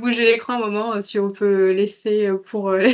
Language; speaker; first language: French; native; French